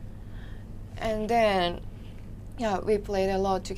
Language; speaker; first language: English; non-native, learner; Japanese